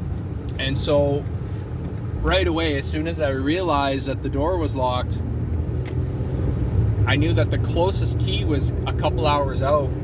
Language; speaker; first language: English; native; English